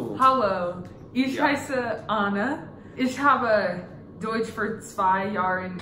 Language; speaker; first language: German; non-native, learner; English